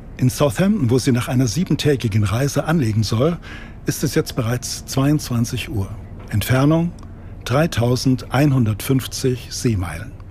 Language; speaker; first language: German; native; German